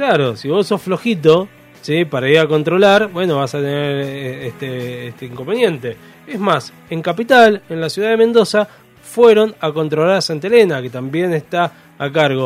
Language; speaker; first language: Spanish; native; Spanish